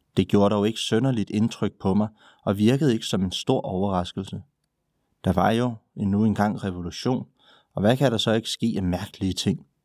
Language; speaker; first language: Danish; native; Danish